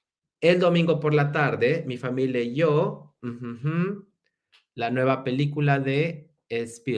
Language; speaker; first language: Spanish; non-native, fluent; English